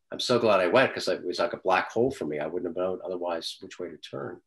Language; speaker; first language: English; native; English